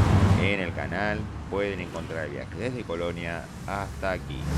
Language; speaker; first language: Spanish; native; Spanish